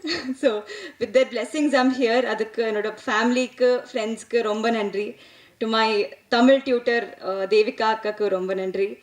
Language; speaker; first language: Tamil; non-native, learner; Telugu